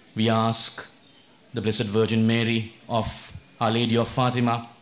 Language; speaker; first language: English; non-native, local second language; Sinhala